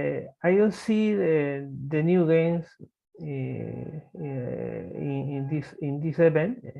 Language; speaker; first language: English; non-native, learner; Spanish